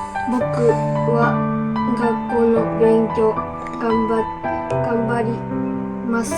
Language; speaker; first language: Japanese; non-native, learner; Filipino